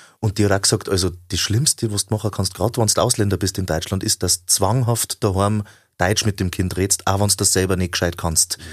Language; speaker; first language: German; native; German